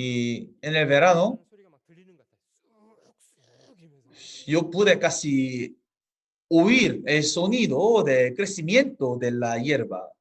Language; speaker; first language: Spanish; non-native, fluent; Korean